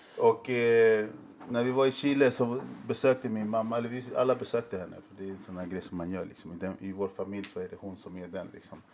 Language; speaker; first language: Swedish; early bilingual, other home language; Spanish